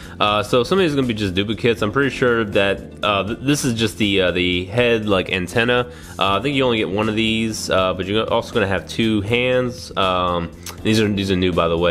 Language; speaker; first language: English; native; English